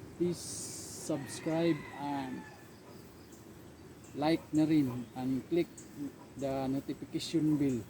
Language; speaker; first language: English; non-native, local second language; Filipino